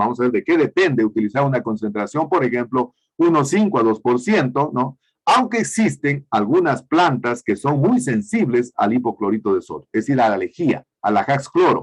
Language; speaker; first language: Spanish; native; Spanish